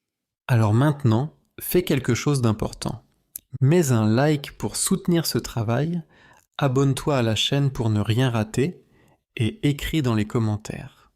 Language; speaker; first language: French; native; French